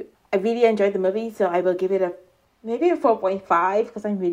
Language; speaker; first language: English; non-native, local second language; Yoruba